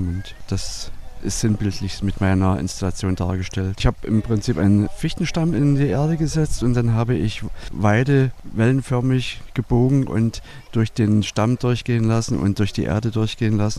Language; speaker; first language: German; native; German